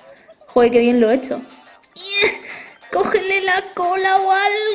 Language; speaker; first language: Spanish; native; Spanish